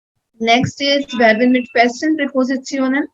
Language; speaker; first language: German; non-native, learner; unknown